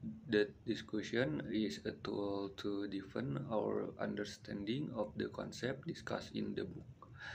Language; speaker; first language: English; non-native, fluent; Indonesian